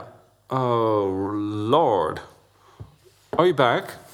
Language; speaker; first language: English; non-native, fluent; Dutch